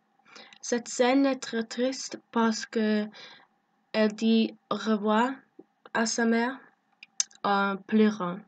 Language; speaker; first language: French; non-native, learner; English